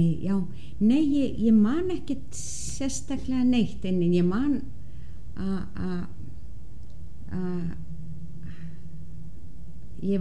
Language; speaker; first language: Icelandic; non-native, fluent; Danish